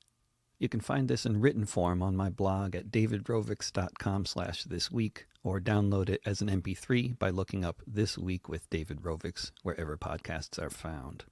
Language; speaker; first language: English; native; English